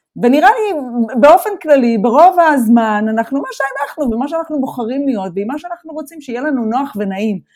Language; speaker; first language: Hebrew; native; Hebrew